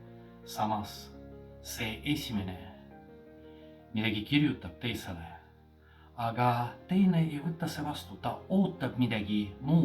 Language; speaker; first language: Estonian; non-native, fluent; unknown